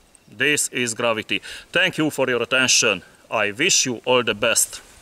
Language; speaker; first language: English; non-native, fluent; Hungarian